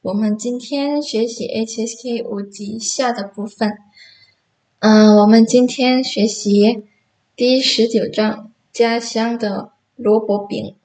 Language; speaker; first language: Chinese; non-native, fluent; Indonesian